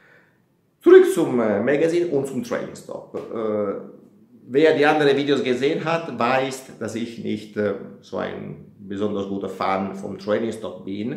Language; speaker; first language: German; non-native, fluent; Italian